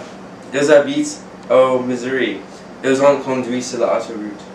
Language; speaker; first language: French; non-native, learner; English